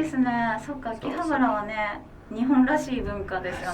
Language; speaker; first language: Japanese; native; Japanese